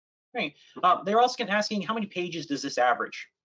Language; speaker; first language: English; native; English